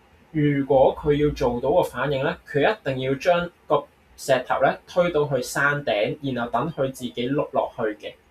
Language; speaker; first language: Cantonese; native; Cantonese